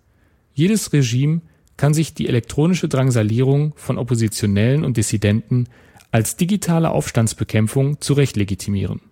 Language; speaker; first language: German; native; German